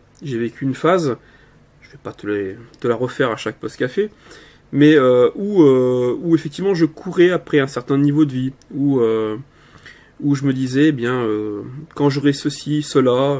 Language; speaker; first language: French; native; French